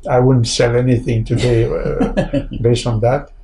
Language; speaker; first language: English; non-native, fluent; French